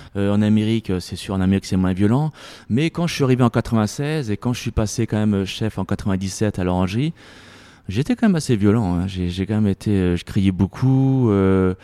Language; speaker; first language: French; native; French